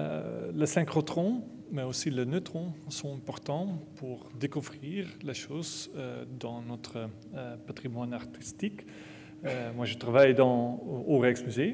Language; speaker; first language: French; non-native, learner; Dutch